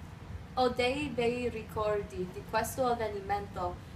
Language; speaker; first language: Italian; non-native, learner; English